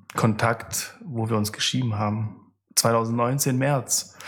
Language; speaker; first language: German; native; German